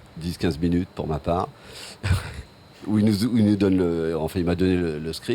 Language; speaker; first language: French; native; French